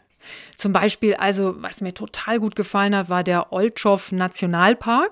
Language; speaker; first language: German; native; German